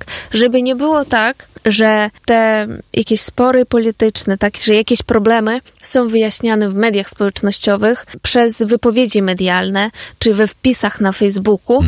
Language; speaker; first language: Polish; non-native, fluent; Ukrainian